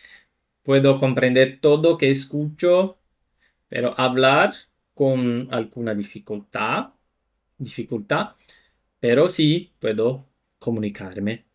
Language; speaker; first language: Spanish; non-native, fluent; Portuguese